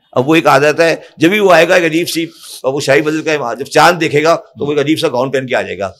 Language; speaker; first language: Urdu; native; Urdu